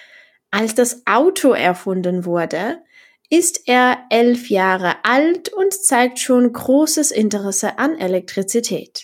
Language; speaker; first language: German; non-native, fluent; Czech